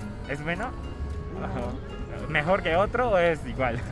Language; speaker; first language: Spanish; non-native, fluent; Chinese